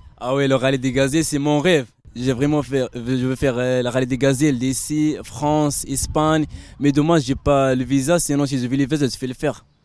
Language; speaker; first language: French; non-native, local second language; Arabic